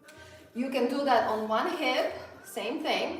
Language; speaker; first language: English; non-native, fluent; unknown